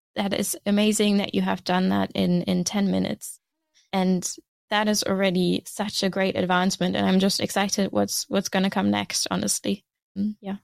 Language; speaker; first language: English; non-native, fluent; German